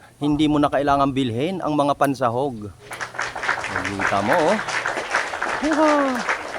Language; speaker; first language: Filipino; native; Filipino